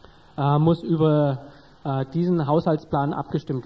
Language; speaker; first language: German; native; German